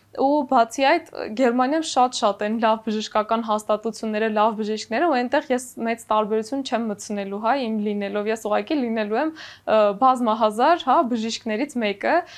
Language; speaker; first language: Armenian; native; Armenian